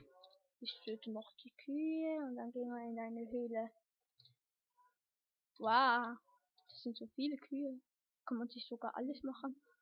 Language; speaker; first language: German; early bilingual, other home language; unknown